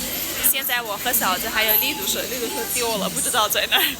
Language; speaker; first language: Chinese; non-native, fluent; Armenian